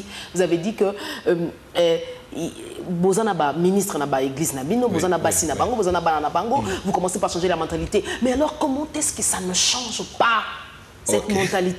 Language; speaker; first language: French; non-native, local second language; Lingala